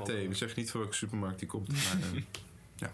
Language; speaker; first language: Dutch; native; Dutch